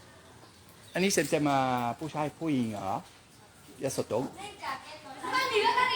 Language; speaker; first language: Thai; non-native, learner; French